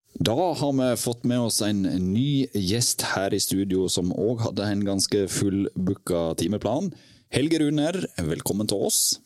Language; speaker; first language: Norwegian; native; Norwegian